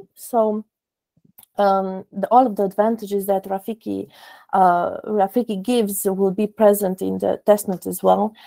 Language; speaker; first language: English; non-native, fluent; Romanian